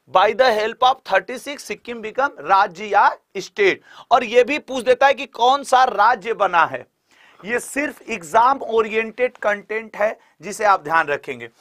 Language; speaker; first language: Hindi; native; Hindi